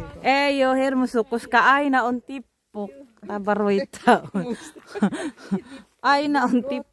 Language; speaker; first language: Finnish; non-native, learner; Filipino